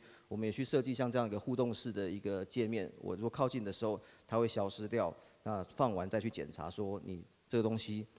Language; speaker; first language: Chinese; native; Chinese